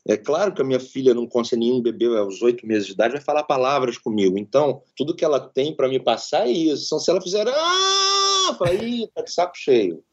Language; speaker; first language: Portuguese; native; Portuguese